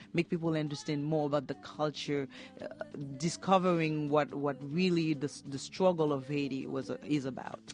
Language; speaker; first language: English; non-native, fluent; Haitian Creole